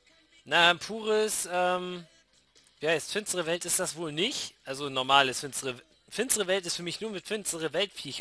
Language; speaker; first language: German; native; German